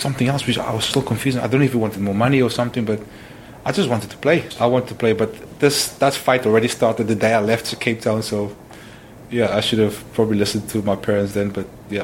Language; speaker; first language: English; non-native, local second language; Afrikaans